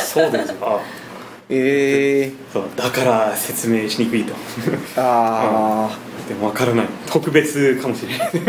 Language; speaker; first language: Japanese; non-native, fluent; English